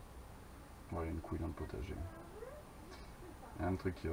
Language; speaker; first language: French; native; French